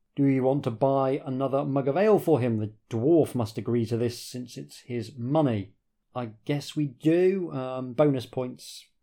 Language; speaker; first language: English; native; English